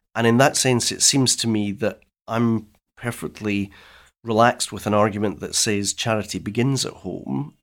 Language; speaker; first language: English; native; English